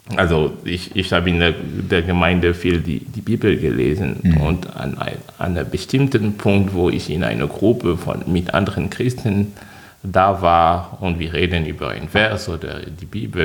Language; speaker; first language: German; non-native, fluent; French